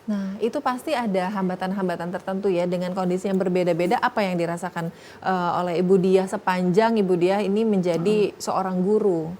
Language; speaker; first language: Indonesian; native; Indonesian